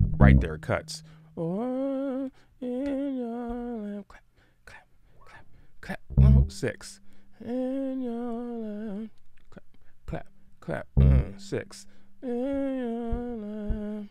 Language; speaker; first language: English; native; English